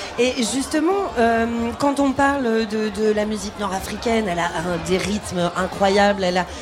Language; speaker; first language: French; native; French